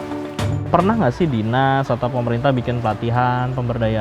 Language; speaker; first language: Indonesian; native; Indonesian